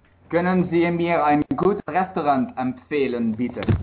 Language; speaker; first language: German; non-native, learner; Dutch